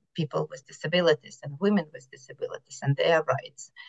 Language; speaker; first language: English; non-native, fluent; Ukrainian